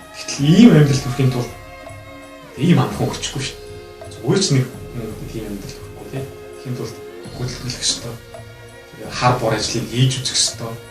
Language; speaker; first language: Mongolian; native; Mongolian